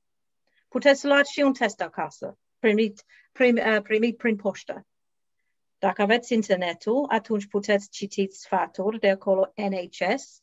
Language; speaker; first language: Romanian; non-native, learner; English